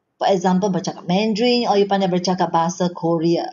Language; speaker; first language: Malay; non-native, local second language; Chinese